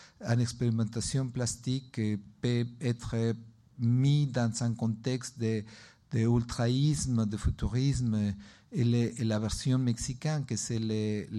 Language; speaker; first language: French; non-native, learner; Spanish